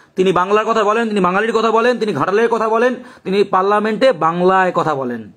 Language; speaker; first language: Bangla; native; Bangla